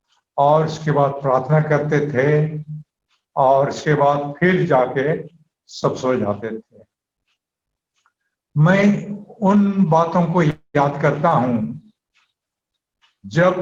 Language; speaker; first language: Hindi; native; Hindi